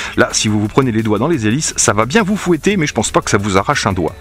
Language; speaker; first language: French; native; French